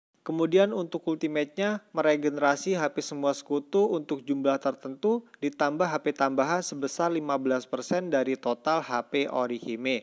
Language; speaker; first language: Indonesian; native; Indonesian